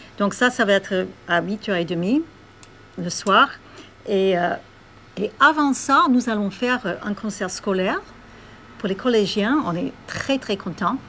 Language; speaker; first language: French; non-native, fluent; English